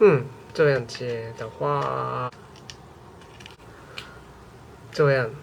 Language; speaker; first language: Chinese; non-native, learner; Japanese